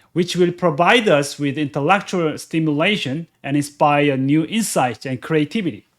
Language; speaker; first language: English; non-native, fluent; Korean